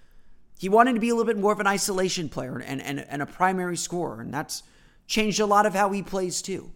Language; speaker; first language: English; native; English